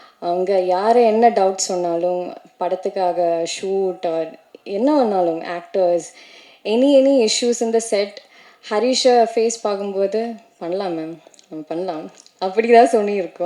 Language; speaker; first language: Tamil; non-native, learner; Malayalam